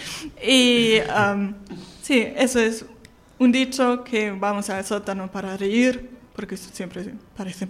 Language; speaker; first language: Spanish; non-native, fluent; German